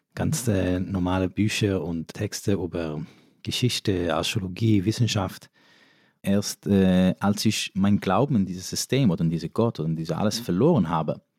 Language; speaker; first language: German; non-native, fluent; Yiddish